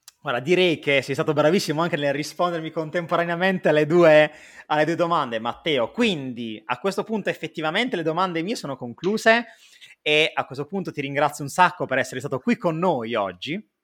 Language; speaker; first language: Italian; native; Italian